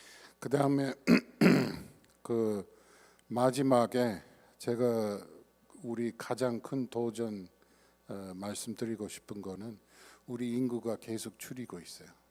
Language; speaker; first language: Korean; non-native, fluent; English